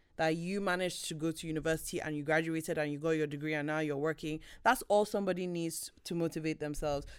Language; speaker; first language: English; non-native, local second language; Yoruba